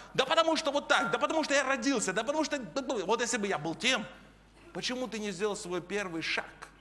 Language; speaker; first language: Russian; native; Russian